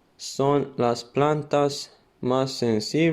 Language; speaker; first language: Spanish; non-native, fluent; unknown